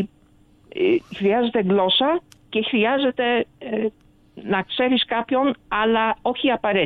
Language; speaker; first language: Greek; early bilingual, other home language; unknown